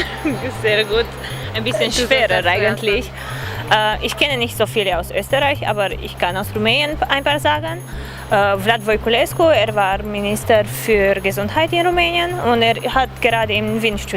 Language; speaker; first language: German; non-native, fluent; Romanian